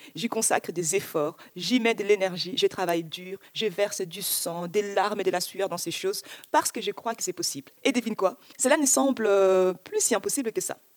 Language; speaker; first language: French; early bilingual, other home language; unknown